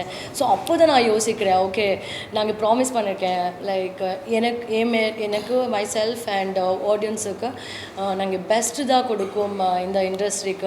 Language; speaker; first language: Tamil; non-native, learner; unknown